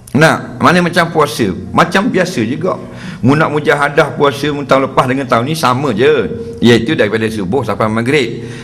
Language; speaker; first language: Malay; native; Malay